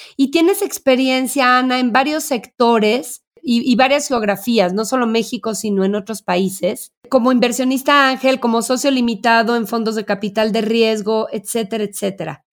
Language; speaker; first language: Spanish; native; Spanish